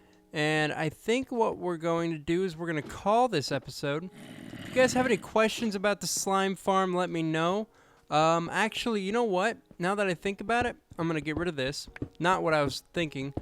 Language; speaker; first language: English; native; English